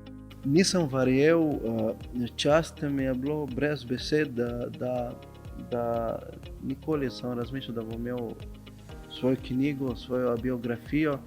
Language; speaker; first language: Slovenian; non-native, fluent; Portuguese